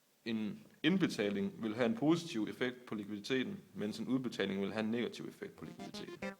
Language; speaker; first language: Danish; native; Danish